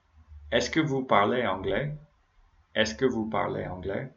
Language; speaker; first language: French; non-native, fluent; English